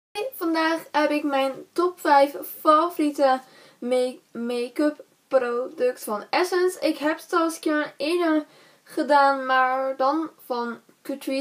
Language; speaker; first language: Dutch; native; Dutch